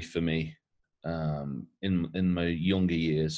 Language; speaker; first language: English; native; English